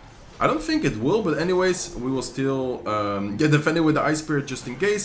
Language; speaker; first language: English; non-native, fluent; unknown